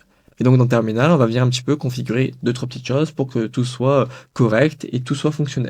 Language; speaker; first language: French; native; French